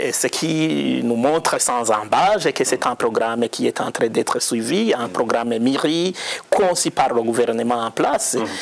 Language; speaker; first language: French; non-native, local second language; Rundi